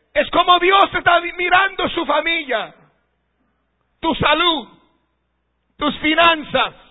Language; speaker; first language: Spanish; non-native, fluent; English